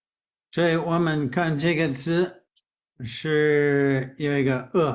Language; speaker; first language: Chinese; non-native, fluent; English